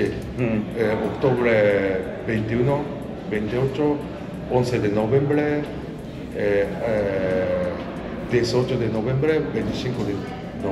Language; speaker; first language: Spanish; non-native, learner; Japanese